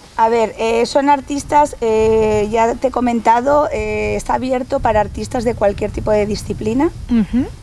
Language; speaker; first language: Spanish; native; Spanish